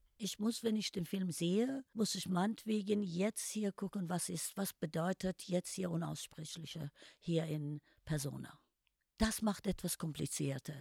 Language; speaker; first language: German; non-native, fluent; Persian